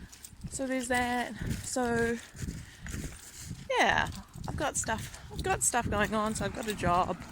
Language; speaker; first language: English; native; English